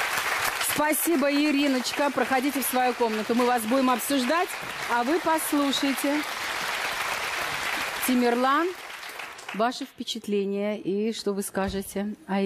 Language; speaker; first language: Russian; native; Russian